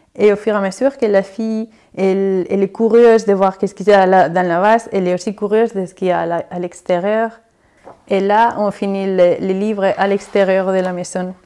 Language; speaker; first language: French; non-native, fluent; Spanish